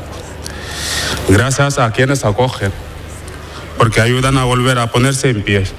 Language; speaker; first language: Spanish; non-native, fluent; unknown